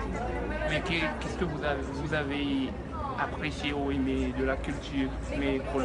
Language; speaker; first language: French; non-native, local second language; Haitian Creole